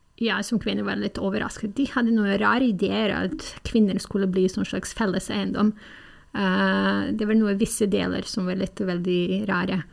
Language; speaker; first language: Norwegian; non-native, fluent; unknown